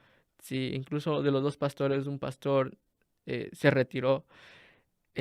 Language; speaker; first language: Spanish; non-native, local second language; Quechua